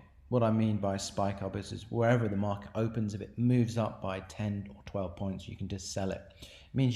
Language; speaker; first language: English; native; English